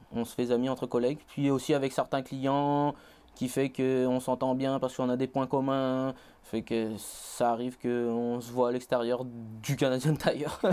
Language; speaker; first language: French; native; French